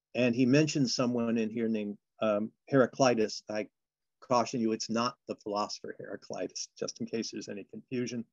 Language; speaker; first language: English; native; English